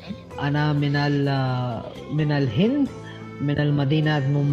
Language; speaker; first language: Arabic; non-native, learner; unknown